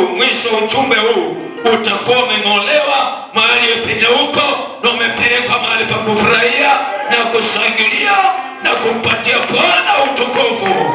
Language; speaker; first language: Swahili; non-native, local second language; Luyia